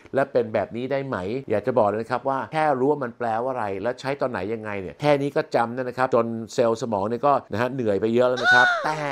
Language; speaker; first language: Thai; non-native, local second language; English